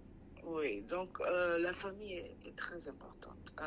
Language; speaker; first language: French; non-native, local second language; Sango